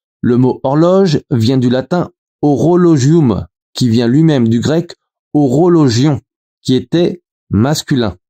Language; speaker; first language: French; native; French